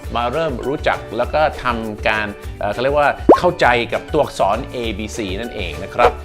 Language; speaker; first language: Thai; early bilingual, heritage; Thai